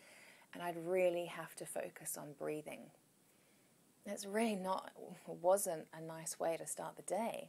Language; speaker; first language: English; native; English